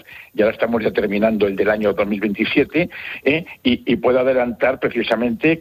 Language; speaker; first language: Spanish; native; Spanish